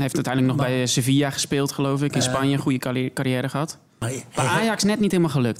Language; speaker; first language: Dutch; native; Dutch